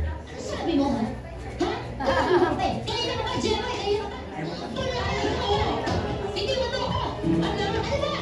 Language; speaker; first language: Filipino; native; Filipino